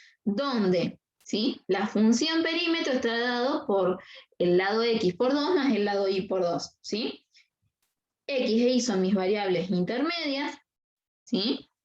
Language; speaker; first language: Spanish; native; Spanish